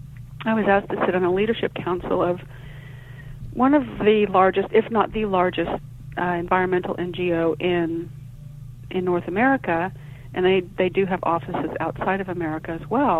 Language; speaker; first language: English; native; English